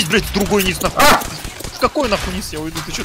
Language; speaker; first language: Russian; native; Russian